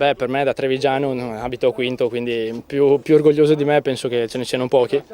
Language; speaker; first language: Italian; native; Italian